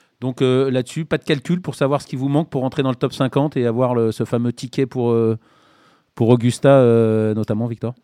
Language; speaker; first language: French; native; French